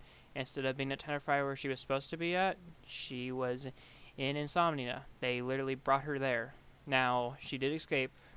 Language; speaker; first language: English; native; English